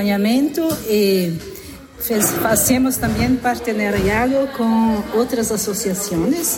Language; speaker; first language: Spanish; non-native, learner; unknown